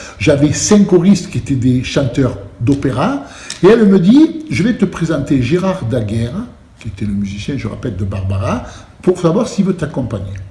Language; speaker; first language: French; early bilingual, other home language; Italian